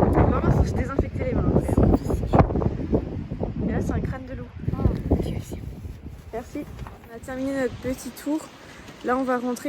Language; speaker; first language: French; native; French